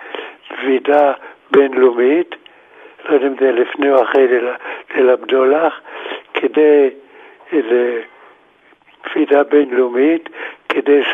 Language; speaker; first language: Hebrew; non-native, fluent; German